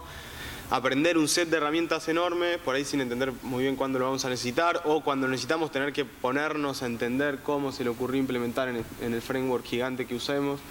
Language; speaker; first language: Spanish; native; Spanish